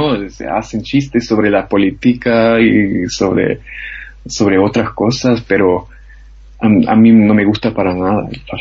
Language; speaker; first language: Spanish; non-native, fluent; German